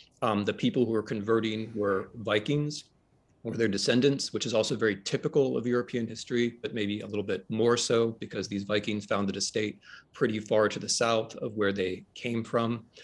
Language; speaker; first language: English; native; English